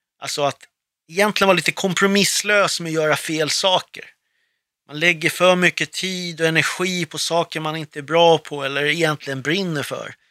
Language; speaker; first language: Swedish; early bilingual, other home language; Arabic